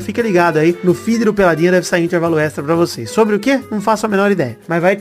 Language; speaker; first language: Portuguese; native; Portuguese